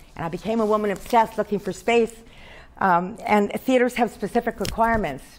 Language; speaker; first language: English; native; English